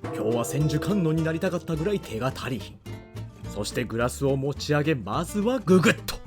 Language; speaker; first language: Japanese; native; Japanese